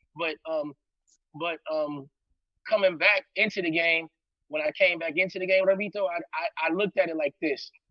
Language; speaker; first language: English; native; English